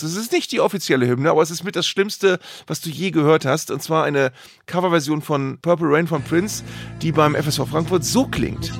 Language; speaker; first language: German; native; German